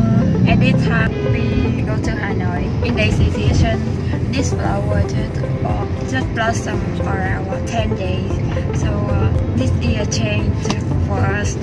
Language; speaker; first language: English; non-native, learner; Vietnamese